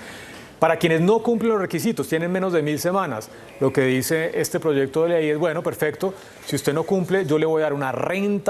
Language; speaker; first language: Spanish; native; Spanish